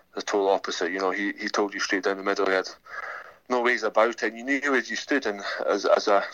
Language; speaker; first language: English; native; English